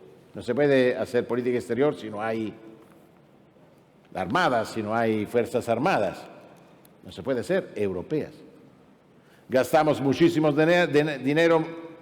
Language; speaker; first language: Spanish; non-native, fluent; Italian